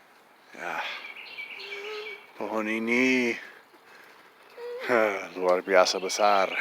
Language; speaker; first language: Indonesian; non-native, fluent; English